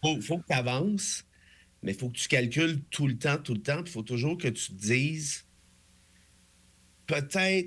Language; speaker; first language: French; native; French